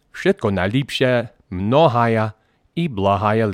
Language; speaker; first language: Slovak; early bilingual, heritage; Rusyn